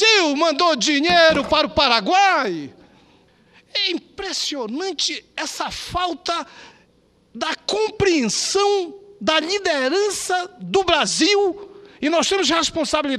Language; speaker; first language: Portuguese; native; Portuguese